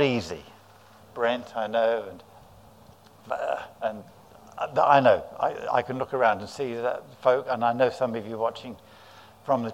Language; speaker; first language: English; native; English